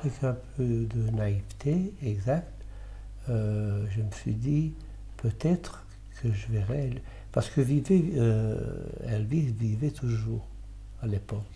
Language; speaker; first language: French; early bilingual, other home language; Italian